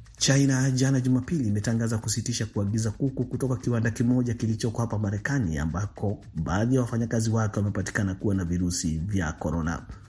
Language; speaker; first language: Swahili; non-native, local second language; Kikuyu